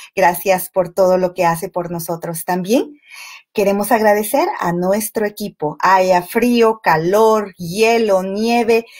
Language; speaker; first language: Spanish; native; Spanish